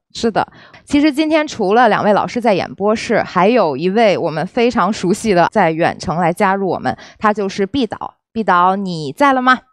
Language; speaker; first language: Chinese; native; Chinese